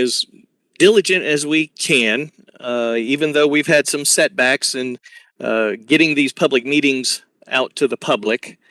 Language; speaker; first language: English; native; English